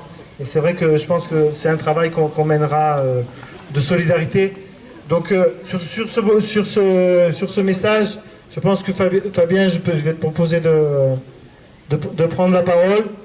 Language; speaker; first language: French; native; French